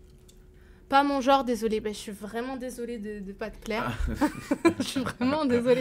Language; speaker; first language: French; native; French